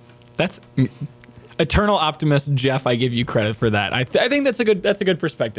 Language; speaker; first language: English; native; English